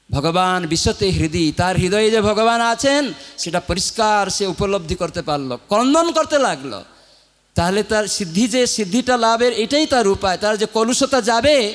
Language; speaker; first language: Bangla; non-native, fluent; Odia